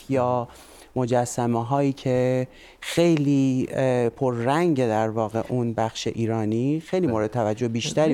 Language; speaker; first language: Persian; native; Persian